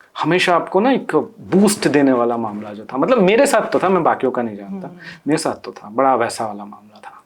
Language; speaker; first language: Hindi; non-native, local second language; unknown